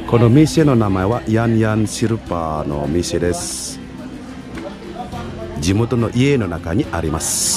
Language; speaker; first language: Japanese; non-native, fluent; Indonesian